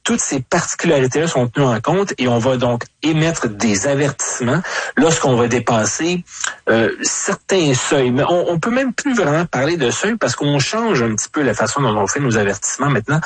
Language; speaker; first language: French; native; French